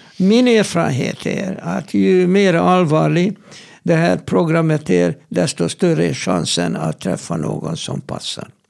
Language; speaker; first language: Swedish; non-native, fluent; Hungarian